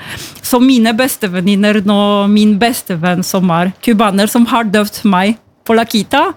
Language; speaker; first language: Norwegian; non-native, fluent; Polish